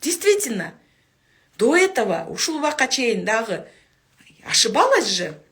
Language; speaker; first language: Russian; non-native, local second language; Kyrgyz